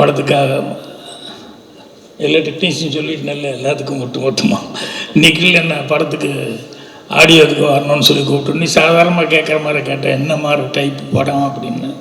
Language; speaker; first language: Tamil; native; Tamil